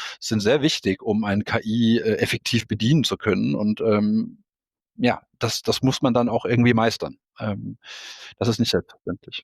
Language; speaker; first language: German; non-native, fluent; Danish